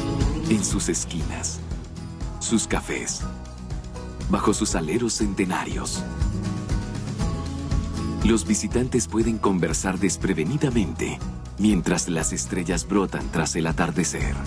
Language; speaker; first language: Spanish; native; Spanish